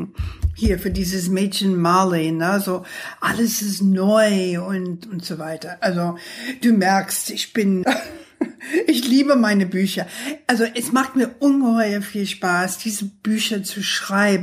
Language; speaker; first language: German; non-native, fluent; English